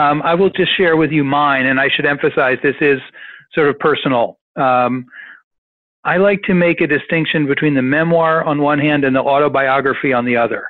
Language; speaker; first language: English; native; English